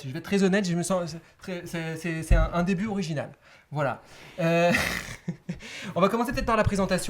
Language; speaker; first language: French; native; French